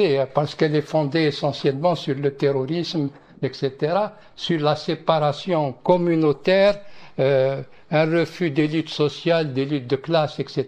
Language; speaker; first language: French; non-native, local second language; Arabic